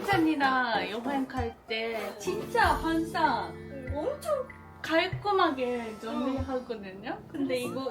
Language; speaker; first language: Korean; non-native, fluent; Japanese